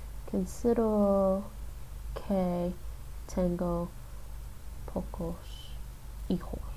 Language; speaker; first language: Spanish; non-native, learner; English